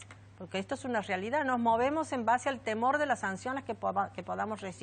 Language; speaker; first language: Spanish; native; Spanish